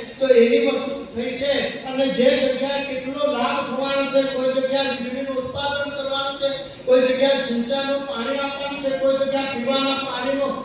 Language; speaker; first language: Gujarati; non-native, local second language; Bhili